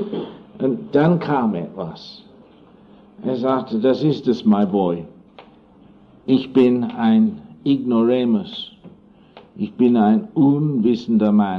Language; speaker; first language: German; non-native, fluent; English